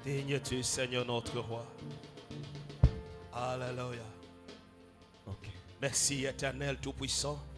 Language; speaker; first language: French; non-native, local second language; Lingala